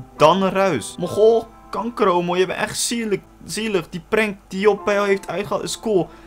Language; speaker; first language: Dutch; early bilingual, other home language; Turkish